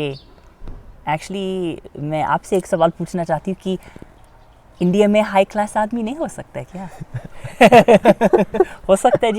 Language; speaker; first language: Hindi; non-native, fluent; English